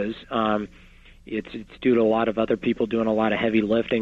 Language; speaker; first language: English; native; English